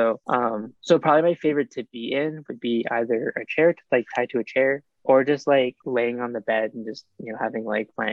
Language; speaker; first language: English; native; English